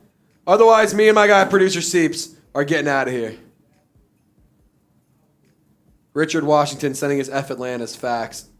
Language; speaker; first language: English; native; English